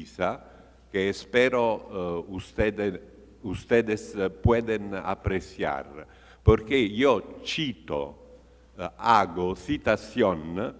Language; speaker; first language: Spanish; non-native, fluent; Italian